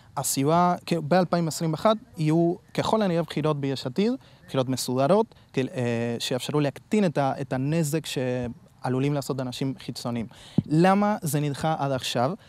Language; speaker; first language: Hebrew; non-native, fluent; Spanish